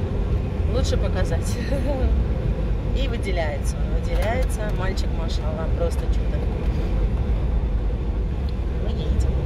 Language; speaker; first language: Russian; native; Russian